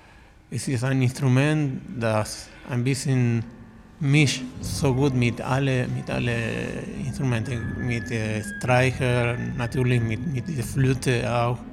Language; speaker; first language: German; non-native, learner; Spanish